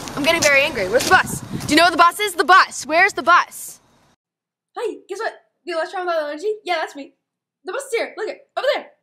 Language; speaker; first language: English; native; English